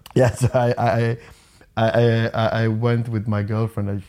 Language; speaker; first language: English; non-native, fluent; Swedish